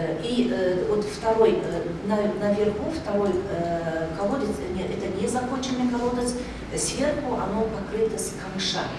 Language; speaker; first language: Russian; non-native, local second language; Kazakh